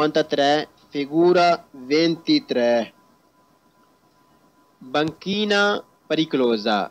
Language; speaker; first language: Italian; non-native, fluent; Urdu